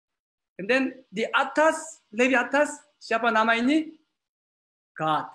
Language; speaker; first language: Indonesian; non-native, learner; Korean